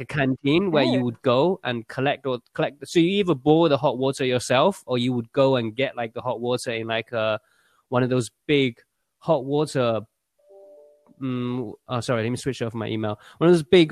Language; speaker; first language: English; early bilingual, other home language; Chinese